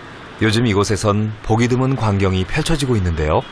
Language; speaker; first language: Korean; native; Korean